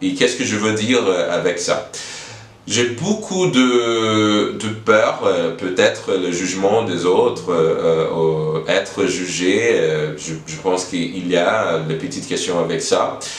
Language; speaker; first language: French; non-native, learner; English